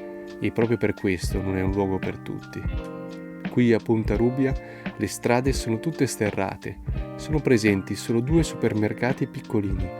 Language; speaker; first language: Italian; native; Italian